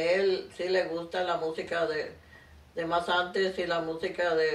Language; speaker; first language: Spanish; early bilingual, heritage; Spanish